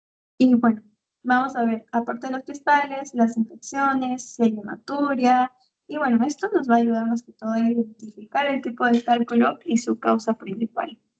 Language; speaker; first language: Spanish; native; Spanish